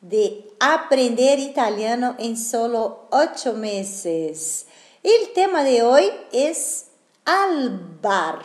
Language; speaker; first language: Spanish; non-native, fluent; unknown